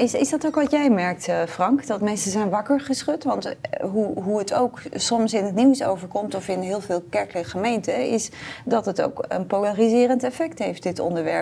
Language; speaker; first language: Dutch; native; Dutch